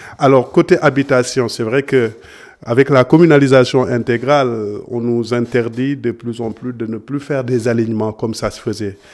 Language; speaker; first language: French; non-native, local second language; Serer